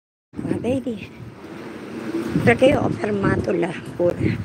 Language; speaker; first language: Italian; non-native, local second language; Filipino